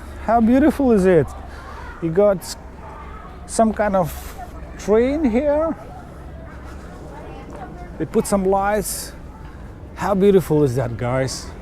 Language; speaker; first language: English; non-native, fluent; Lithuanian